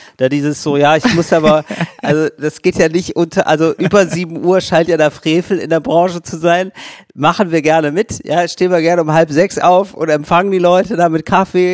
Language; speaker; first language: German; native; German